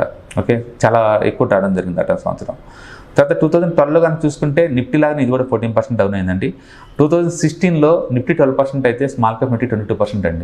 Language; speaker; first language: Telugu; native; Telugu